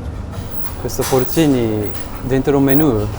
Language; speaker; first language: Italian; non-native, learner; Japanese